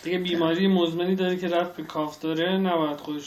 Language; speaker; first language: Persian; native; Persian